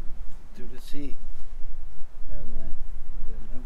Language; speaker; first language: English; non-native, learner; Norwegian